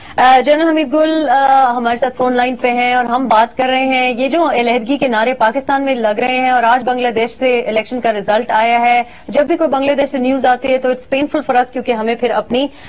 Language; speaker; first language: Urdu; non-native, local second language; Pashto